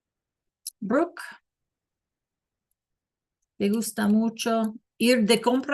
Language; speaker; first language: Spanish; non-native, fluent; English